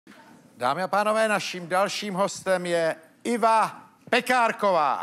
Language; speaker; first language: Czech; native; Czech